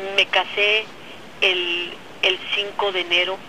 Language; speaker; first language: Spanish; native; Spanish